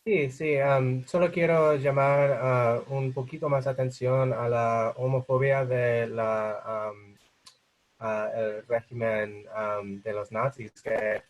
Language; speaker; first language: Spanish; non-native, fluent; English